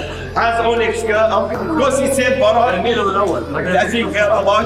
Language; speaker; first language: Hungarian; non-native, learner; Arabic